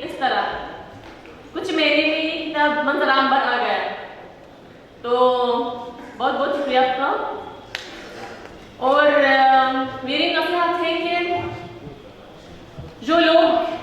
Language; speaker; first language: Hindi; non-native, fluent; Arabic